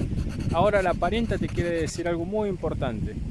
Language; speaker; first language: Spanish; native; Spanish